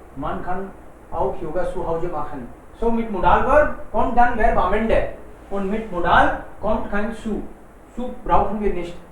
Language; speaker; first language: German; non-native, fluent; Hindi